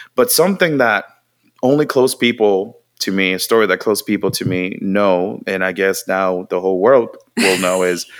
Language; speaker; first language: English; non-native, fluent; Spanish